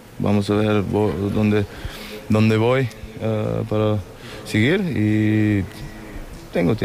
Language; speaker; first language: Spanish; non-native, learner; German